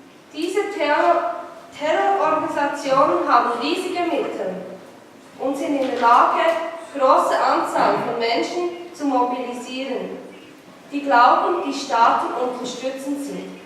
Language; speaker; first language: German; non-native, fluent; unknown